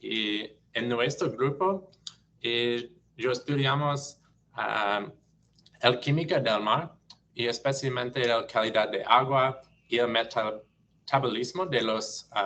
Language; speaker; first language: Spanish; non-native, learner; English